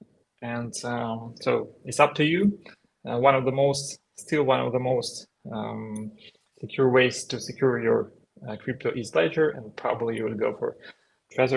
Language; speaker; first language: English; non-native, fluent; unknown